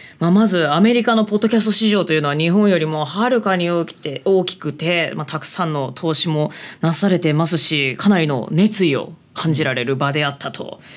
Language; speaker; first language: Japanese; native; Japanese